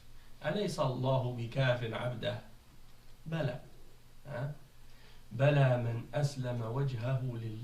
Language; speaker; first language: Arabic; non-native, fluent; French